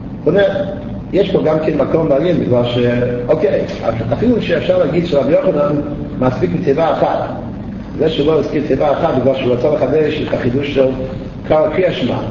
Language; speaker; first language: Hebrew; native; Hebrew